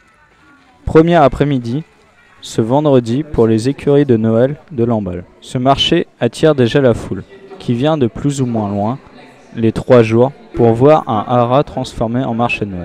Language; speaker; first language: French; native; French